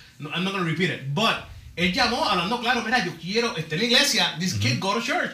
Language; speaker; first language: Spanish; early bilingual, heritage; Spanish